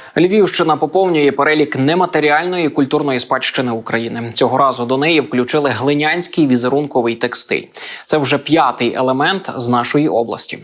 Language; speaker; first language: Ukrainian; native; Ukrainian